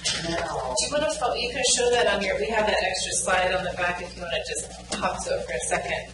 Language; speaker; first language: English; native; English